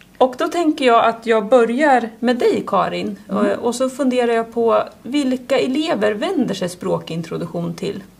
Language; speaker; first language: Swedish; native; Swedish